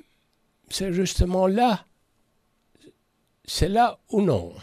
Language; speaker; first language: French; non-native, fluent; Estonian